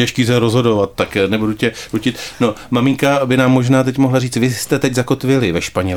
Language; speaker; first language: Czech; native; Czech